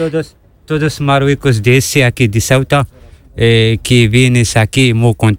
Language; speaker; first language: Spanish; non-native, learner; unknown